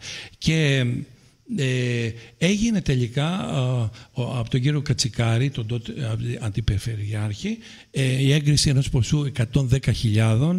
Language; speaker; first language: Greek; native; Greek